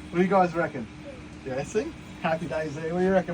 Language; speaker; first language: English; native; English